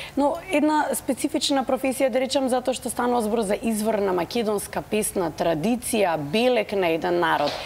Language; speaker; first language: Macedonian; native; Macedonian